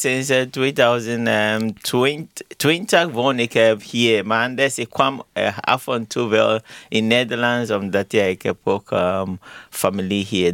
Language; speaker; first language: Dutch; non-native, learner; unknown